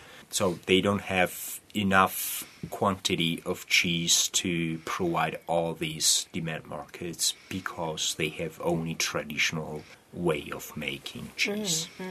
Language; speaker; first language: English; non-native, fluent; Georgian